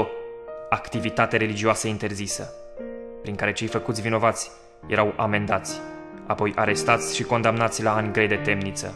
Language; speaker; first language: Romanian; native; Romanian